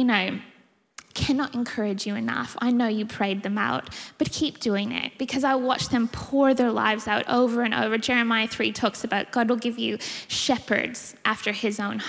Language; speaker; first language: English; native; English